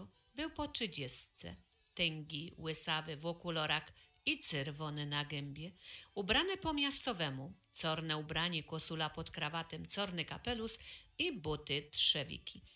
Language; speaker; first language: Polish; native; Polish